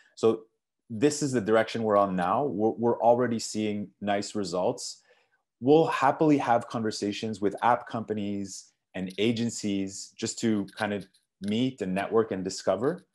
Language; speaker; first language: English; native; English